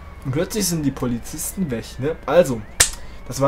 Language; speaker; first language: German; native; German